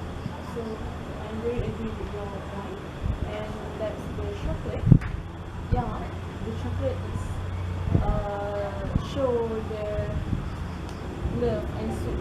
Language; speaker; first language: English; non-native, learner; Malay